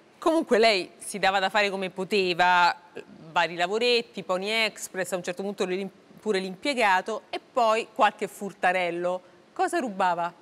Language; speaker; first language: Italian; native; Italian